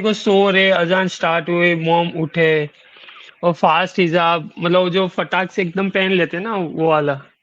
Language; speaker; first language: Hindi; non-native, local second language; Gujarati